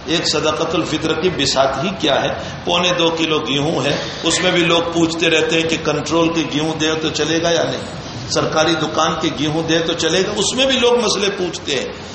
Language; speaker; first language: Urdu; native; Urdu